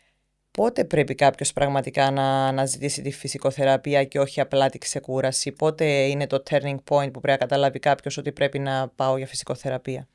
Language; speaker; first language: Greek; native; Greek